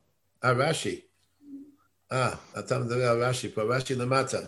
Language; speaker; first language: Hebrew; non-native, fluent; English